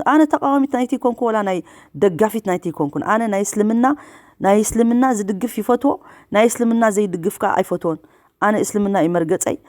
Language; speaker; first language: Tigrinya; native; Tigrinya